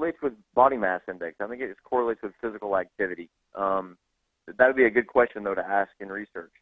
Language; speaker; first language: English; native; English